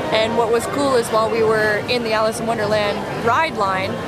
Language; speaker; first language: English; native; English